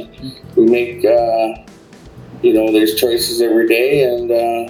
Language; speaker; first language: English; native; English